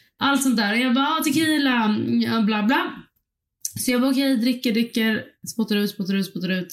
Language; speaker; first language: Swedish; early bilingual, other home language; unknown